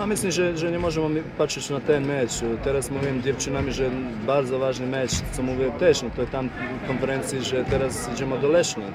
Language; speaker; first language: Polish; non-native, fluent; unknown